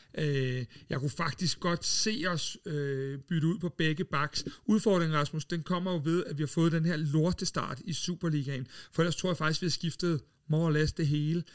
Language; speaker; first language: Danish; native; Danish